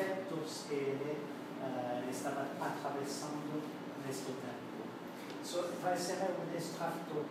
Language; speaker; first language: Portuguese; non-native, learner; French